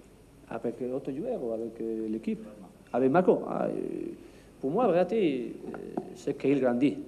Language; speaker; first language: French; non-native, learner; Spanish